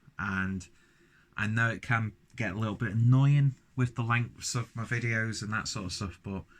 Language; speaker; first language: English; native; English